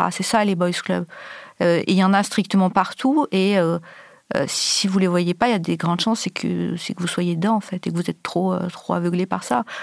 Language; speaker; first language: French; native; French